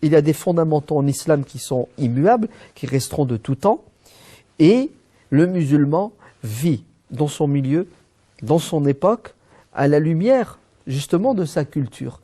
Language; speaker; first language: French; early bilingual, other home language; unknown